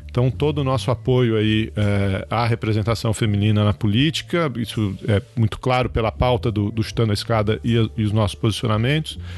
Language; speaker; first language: Portuguese; native; Portuguese